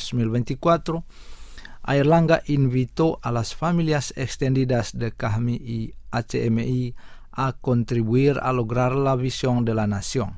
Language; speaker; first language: Spanish; non-native, fluent; Indonesian